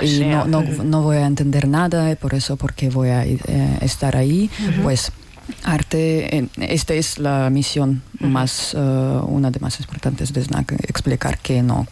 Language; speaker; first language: Spanish; non-native, learner; Russian